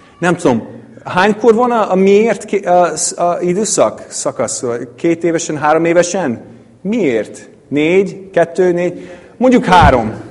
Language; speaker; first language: Hungarian; non-native, fluent; English